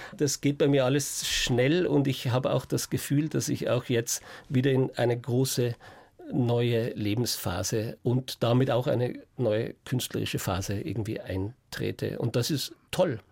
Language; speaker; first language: German; native; German